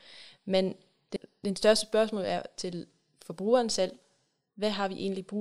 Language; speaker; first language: Danish; non-native, fluent; German